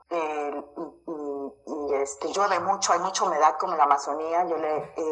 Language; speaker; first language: Spanish; native; Spanish